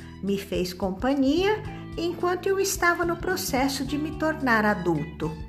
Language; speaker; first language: Portuguese; native; Portuguese